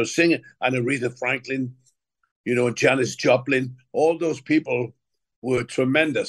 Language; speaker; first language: English; native; English